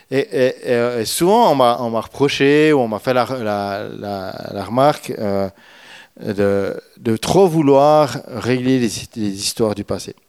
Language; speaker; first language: French; native; French